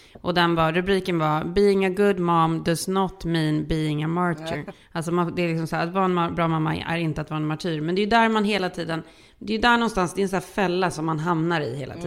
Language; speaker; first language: Swedish; native; Swedish